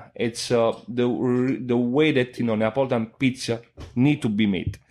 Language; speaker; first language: English; non-native, fluent; Italian